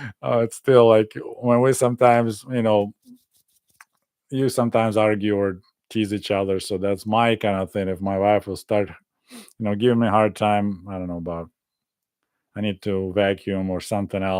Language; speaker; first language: English; non-native, fluent; Russian